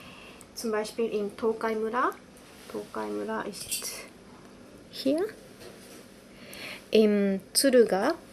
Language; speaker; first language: German; non-native, learner; Japanese